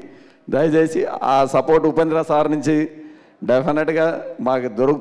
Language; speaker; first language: Telugu; native; Telugu